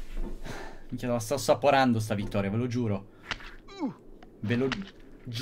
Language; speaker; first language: Italian; native; Italian